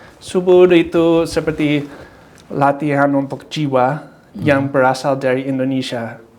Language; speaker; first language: Indonesian; non-native, fluent; English